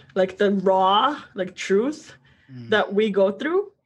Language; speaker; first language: English; early bilingual, other home language; Spanish